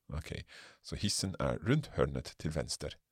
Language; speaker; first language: Swedish; non-native, learner; English